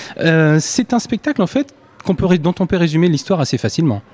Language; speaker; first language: French; native; French